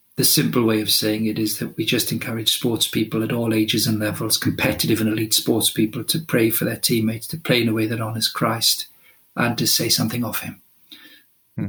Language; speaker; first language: English; non-native, local second language; Welsh